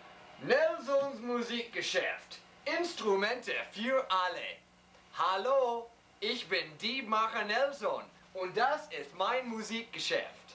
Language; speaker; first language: German; non-native, learner; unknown